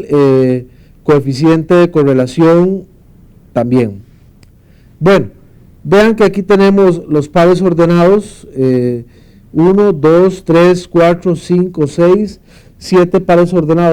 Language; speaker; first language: Spanish; native; Spanish